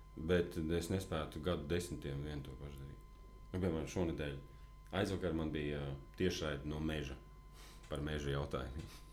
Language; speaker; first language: Latvian; native; Latvian